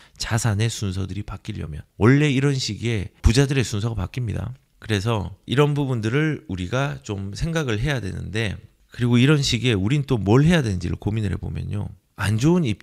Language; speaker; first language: Korean; native; Korean